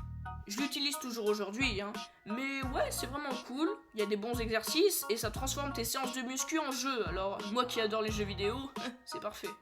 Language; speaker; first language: French; native; French